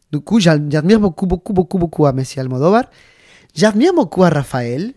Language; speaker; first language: French; non-native, fluent; Spanish